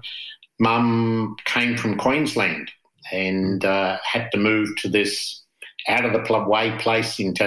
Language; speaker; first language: English; native; English